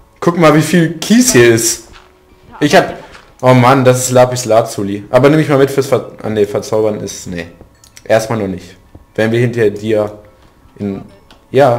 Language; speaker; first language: German; native; German